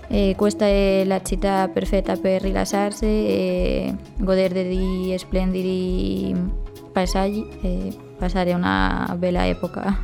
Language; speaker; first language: Italian; non-native, fluent; Spanish